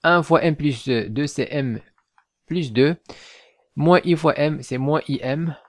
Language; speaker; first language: French; non-native, local second language; Arabic